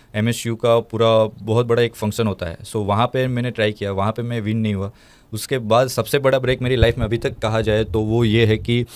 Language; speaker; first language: Hindi; non-native, local second language; Gujarati